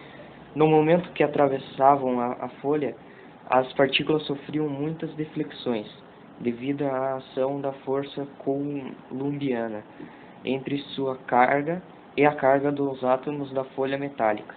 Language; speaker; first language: Portuguese; native; Portuguese